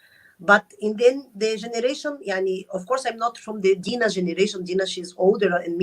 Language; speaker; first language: English; non-native, learner; Arabic